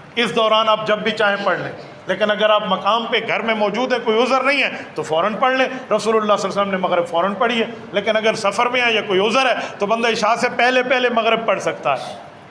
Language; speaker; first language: Urdu; non-native, local second language; Saraiki